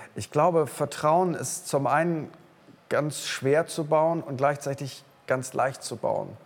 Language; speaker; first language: German; native; German